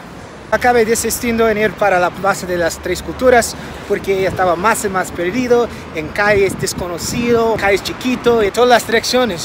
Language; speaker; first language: Spanish; non-native, fluent; English